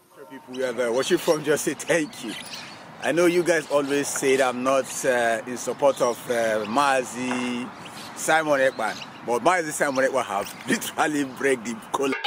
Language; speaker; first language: English; non-native, local second language; Igbo